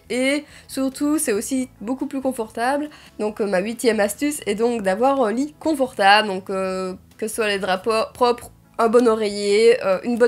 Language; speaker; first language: French; native; French